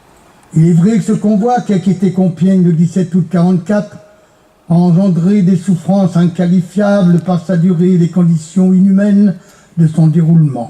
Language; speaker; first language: French; native; French